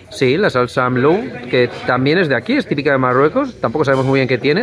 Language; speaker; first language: Spanish; native; Spanish